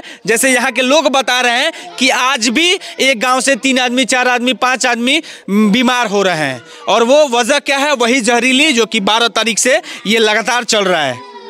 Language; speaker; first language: Hindi; native; Hindi